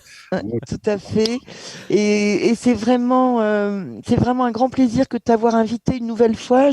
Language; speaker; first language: French; native; French